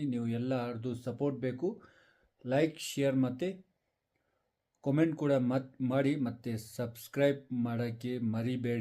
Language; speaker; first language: Kannada; non-native, fluent; Ladakhi